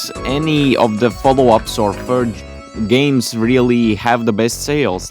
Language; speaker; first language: English; non-native, fluent; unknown